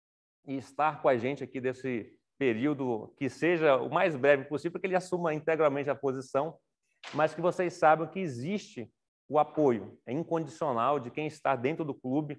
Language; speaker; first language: Portuguese; native; Portuguese